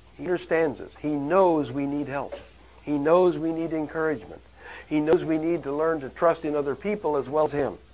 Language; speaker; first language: English; native; English